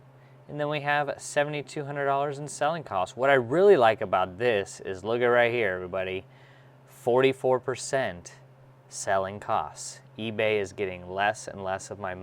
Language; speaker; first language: English; native; English